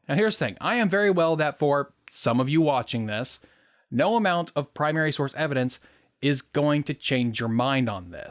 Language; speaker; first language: English; native; English